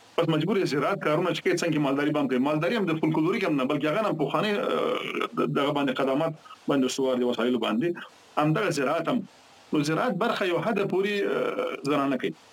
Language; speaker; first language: Pashto; non-native, local second language; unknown